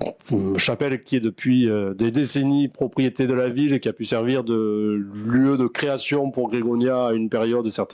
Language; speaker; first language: French; native; French